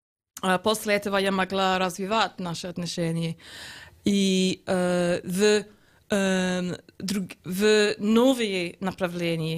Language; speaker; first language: Russian; non-native, learner; English